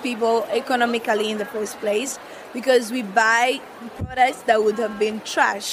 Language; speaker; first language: English; non-native, local second language; Kinyarwanda